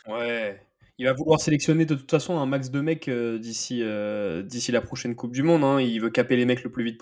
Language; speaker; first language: French; native; French